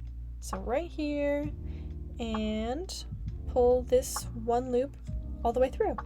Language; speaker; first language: English; native; English